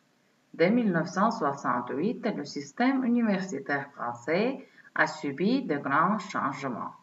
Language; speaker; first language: French; non-native, fluent; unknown